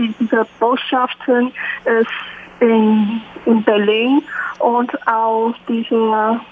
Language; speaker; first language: German; non-native, learner; Chinese